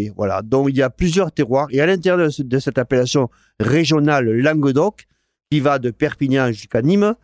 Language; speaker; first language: French; non-native, fluent; Spanish